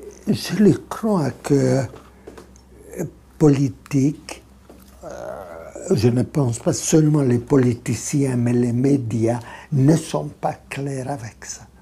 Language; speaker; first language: French; non-native, fluent; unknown